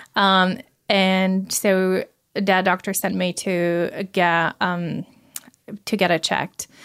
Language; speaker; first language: English; non-native, fluent; Portuguese